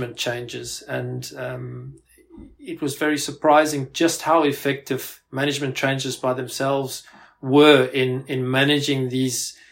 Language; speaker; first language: English; native; English